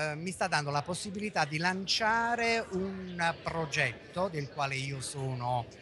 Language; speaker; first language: Italian; native; Italian